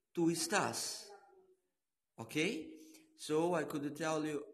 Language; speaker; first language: English; non-native, learner; Portuguese